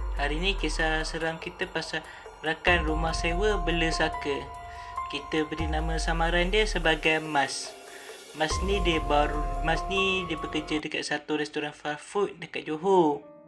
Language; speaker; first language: Malay; native; Malay